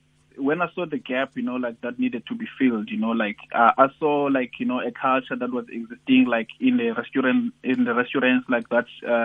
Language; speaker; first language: English; non-native, local second language; Xhosa